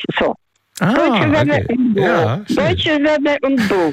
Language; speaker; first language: German; non-native, fluent; Russian